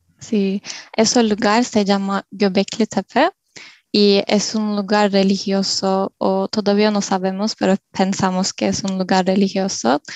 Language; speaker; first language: Spanish; non-native, learner; Turkish